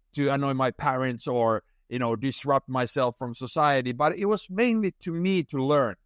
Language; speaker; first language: English; non-native, fluent; Finnish